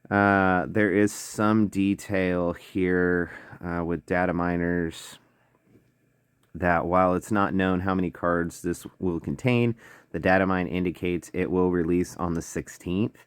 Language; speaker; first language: English; native; English